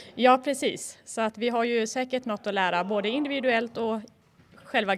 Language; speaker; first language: Swedish; native; Swedish